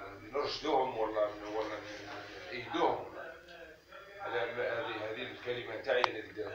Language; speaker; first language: Arabic; native; Arabic